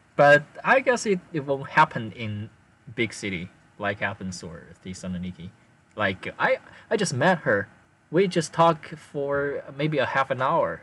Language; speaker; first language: English; non-native, fluent; Chinese